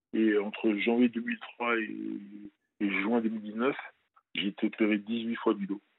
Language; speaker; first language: French; native; French